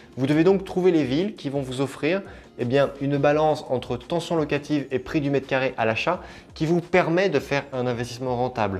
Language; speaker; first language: French; native; French